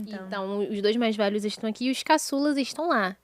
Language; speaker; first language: Portuguese; native; Portuguese